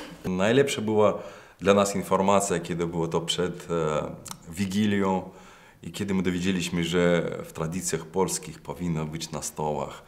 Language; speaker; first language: Polish; non-native, fluent; Russian